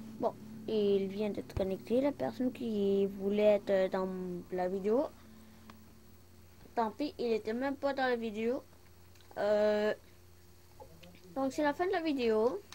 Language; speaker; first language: French; non-native, local second language; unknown